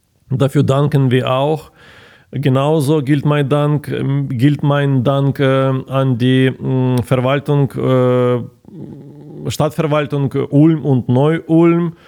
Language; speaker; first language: German; non-native, fluent; Ukrainian